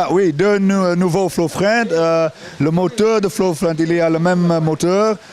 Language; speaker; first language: French; non-native, learner; Dutch